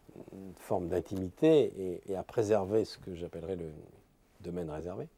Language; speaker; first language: French; native; French